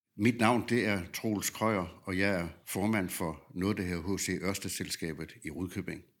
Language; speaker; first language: Danish; native; Danish